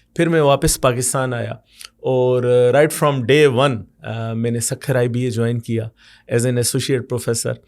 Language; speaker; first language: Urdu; non-native, local second language; Sindhi